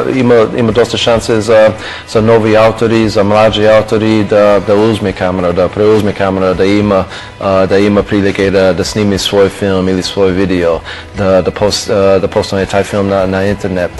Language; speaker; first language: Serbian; non-native, fluent; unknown